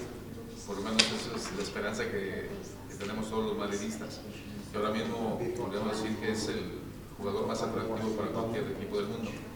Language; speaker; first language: Spanish; native; Spanish